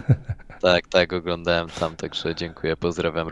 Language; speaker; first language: Polish; native; Polish